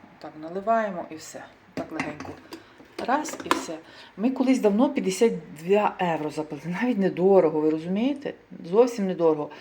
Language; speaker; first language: Ukrainian; native; Ukrainian